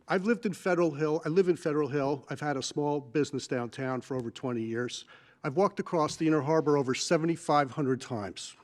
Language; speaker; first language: English; native; English